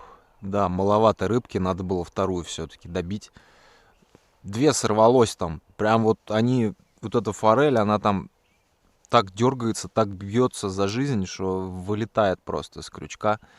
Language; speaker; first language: Russian; native; Russian